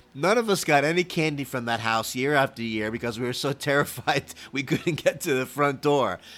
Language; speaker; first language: English; native; English